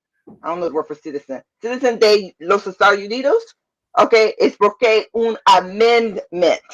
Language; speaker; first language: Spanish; non-native, learner; English